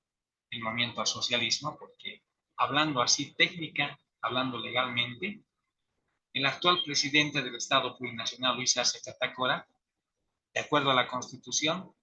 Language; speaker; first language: Spanish; native; Spanish